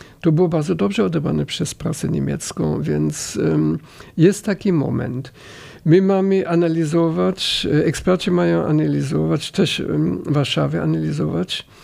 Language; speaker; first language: Polish; non-native, fluent; German